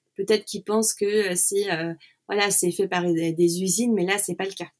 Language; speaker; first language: French; native; French